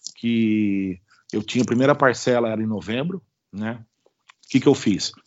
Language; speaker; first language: Portuguese; native; Portuguese